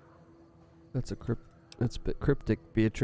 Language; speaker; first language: English; native; English